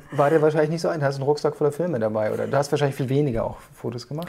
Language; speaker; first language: German; native; German